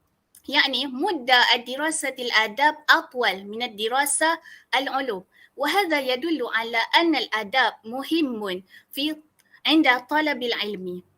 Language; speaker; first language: Arabic; non-native, learner; Malay